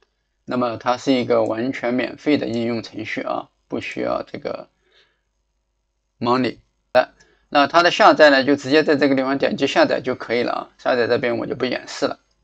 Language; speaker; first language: Chinese; native; Chinese